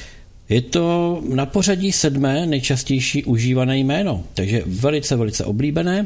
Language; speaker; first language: Czech; native; Czech